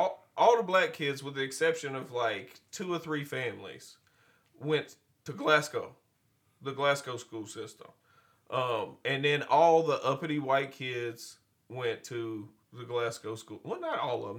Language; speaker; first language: English; native; English